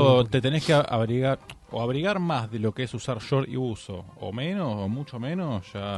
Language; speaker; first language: Spanish; native; Spanish